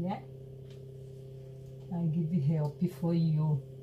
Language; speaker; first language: English; non-native, learner; Portuguese